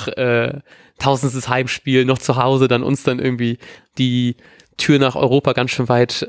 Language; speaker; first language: German; native; German